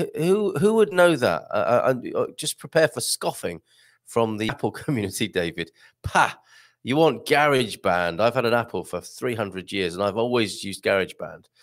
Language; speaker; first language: English; native; English